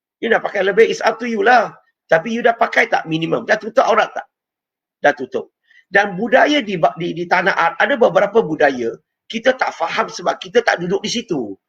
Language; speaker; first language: Malay; non-native, local second language; Chinese